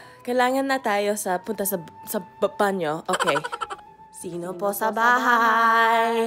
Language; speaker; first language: Filipino; early bilingual, heritage; English